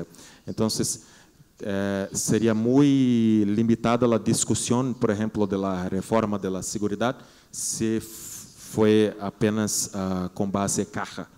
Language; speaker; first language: Spanish; non-native, learner; Portuguese